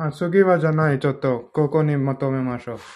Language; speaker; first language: Japanese; non-native, learner; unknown